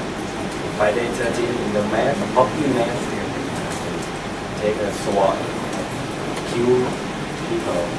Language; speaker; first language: English; non-native, learner; Thai